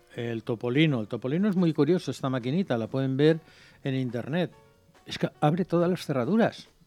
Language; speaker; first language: Spanish; non-native, local second language; Catalan